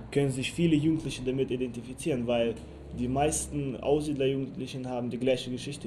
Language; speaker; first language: German; early bilingual, other home language; Russian